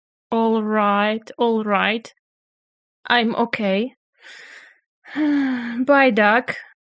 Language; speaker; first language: English; non-native, fluent; Polish